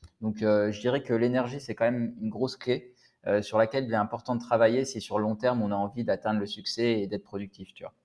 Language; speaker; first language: French; native; French